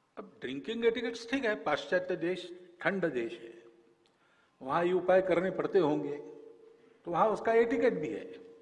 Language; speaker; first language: Hindi; non-native, local second language; Marathi